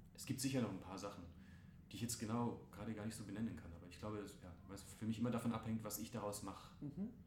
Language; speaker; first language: German; native; German